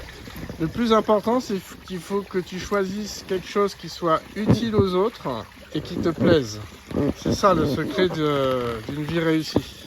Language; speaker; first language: French; native; French